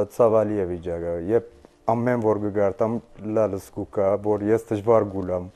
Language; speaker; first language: Armenian; early bilingual, heritage; Armenian